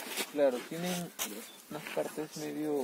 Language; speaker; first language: Spanish; native; Spanish